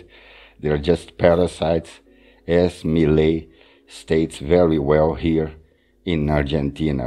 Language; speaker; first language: English; non-native, fluent; Portuguese